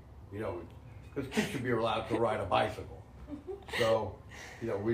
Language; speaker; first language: English; native; English